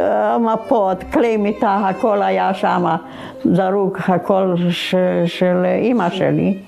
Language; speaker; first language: Hebrew; non-native, fluent; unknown